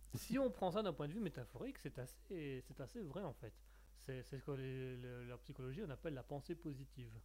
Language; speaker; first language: French; native; French